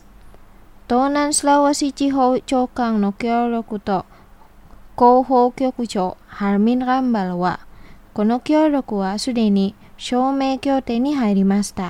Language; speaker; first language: Japanese; non-native, fluent; Indonesian